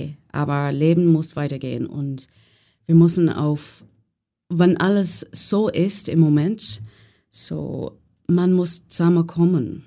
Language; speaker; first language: German; non-native, learner; English